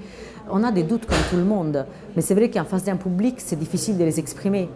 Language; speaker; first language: French; non-native, fluent; Italian